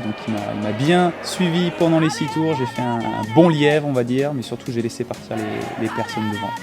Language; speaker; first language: French; native; French